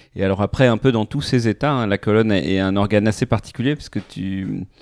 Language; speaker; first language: French; native; French